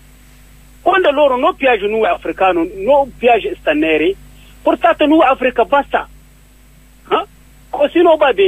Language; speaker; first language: Italian; non-native, learner; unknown